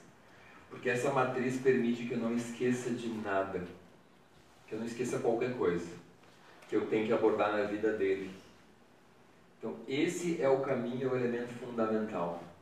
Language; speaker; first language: Portuguese; native; Portuguese